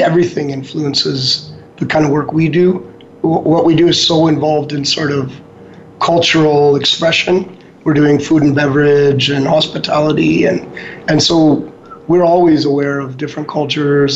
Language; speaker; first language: English; native; English